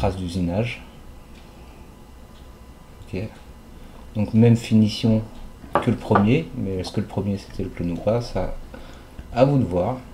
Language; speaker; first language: French; native; French